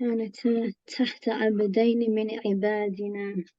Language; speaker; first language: Arabic; non-native, learner; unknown